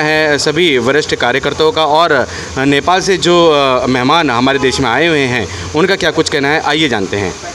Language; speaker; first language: Hindi; native; Hindi